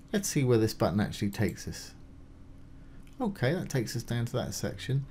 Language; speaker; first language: English; native; English